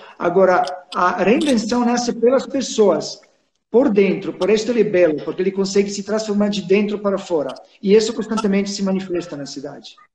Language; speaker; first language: Portuguese; non-native, fluent; Croatian